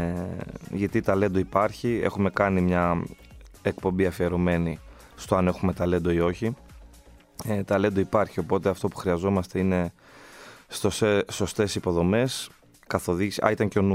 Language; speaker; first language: Greek; native; Greek